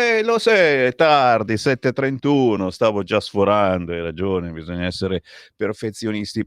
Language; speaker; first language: Italian; native; Italian